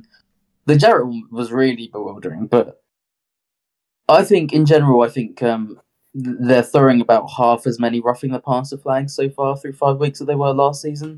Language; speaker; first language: English; native; English